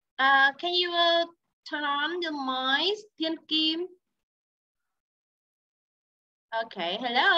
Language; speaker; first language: English; non-native, learner; Vietnamese